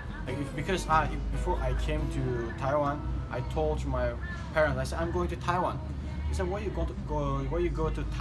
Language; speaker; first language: English; non-native, fluent; Turkish